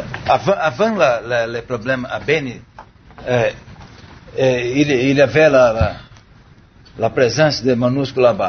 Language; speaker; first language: French; non-native, learner; Portuguese